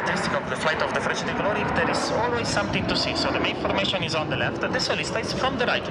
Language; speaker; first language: English; non-native, fluent; Italian